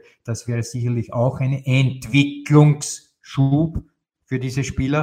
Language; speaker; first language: German; native; German